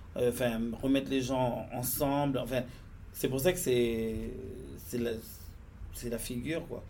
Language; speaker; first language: French; native; French